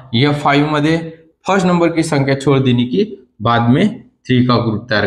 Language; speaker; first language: Hindi; non-native, local second language; Marathi